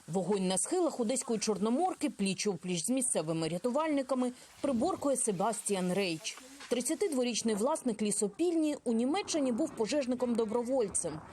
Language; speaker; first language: Ukrainian; native; Ukrainian